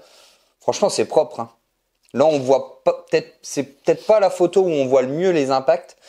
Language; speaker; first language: French; native; French